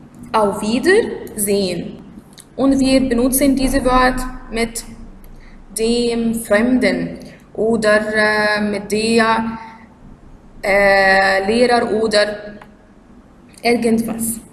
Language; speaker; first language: German; non-native, learner; Arabic